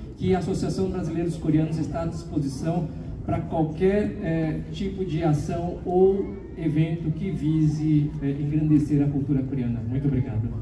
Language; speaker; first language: Portuguese; early bilingual, other home language; Korean